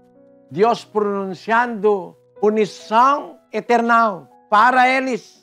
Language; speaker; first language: Portuguese; non-native, fluent; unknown